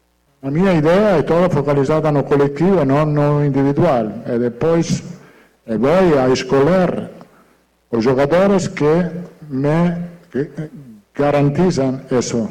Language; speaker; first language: Portuguese; non-native, fluent; Italian